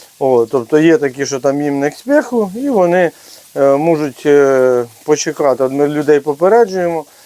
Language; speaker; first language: Ukrainian; native; Ukrainian